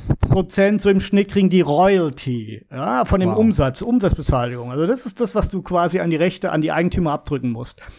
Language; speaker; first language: German; native; German